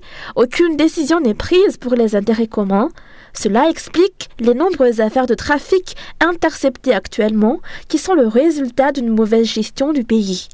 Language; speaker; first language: French; non-native, local second language; Malagasy